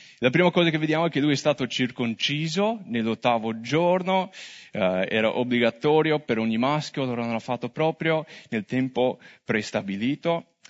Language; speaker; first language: Italian; non-native, fluent; English